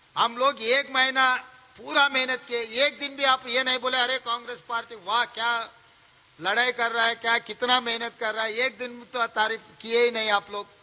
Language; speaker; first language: Hindi; non-native, local second language; Telugu